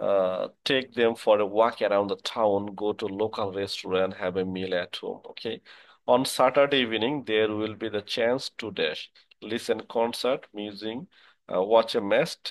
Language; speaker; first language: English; non-native, learner; Bangla